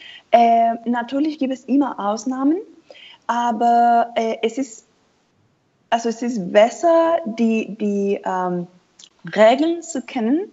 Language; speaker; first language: German; non-native, fluent; Spanish